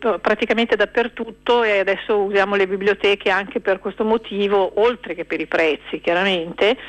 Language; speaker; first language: Italian; native; Italian